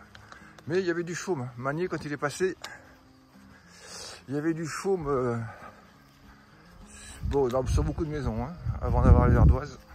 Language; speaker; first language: French; native; French